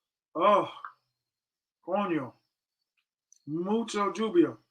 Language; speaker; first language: Spanish; non-native, learner; English